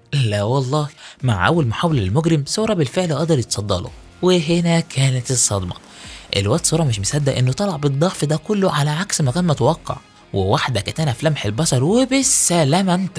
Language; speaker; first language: Arabic; native; Arabic